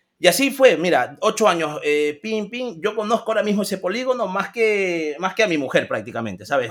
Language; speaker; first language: Spanish; native; Spanish